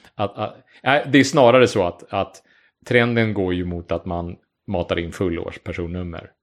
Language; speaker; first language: Swedish; native; Swedish